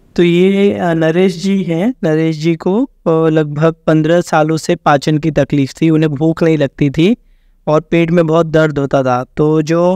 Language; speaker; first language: Hindi; native; Hindi